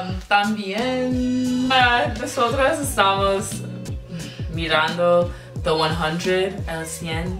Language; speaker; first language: Spanish; non-native, learner; English